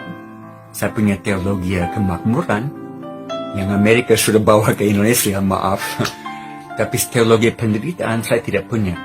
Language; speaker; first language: Indonesian; non-native, fluent; English